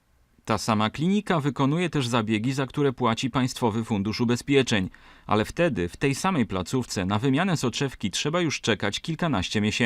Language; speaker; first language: Polish; native; Polish